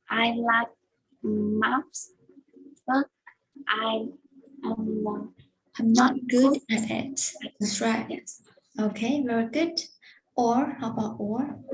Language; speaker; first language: English; non-native, fluent; Vietnamese